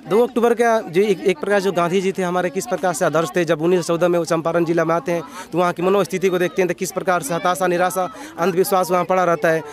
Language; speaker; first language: Hindi; native; Hindi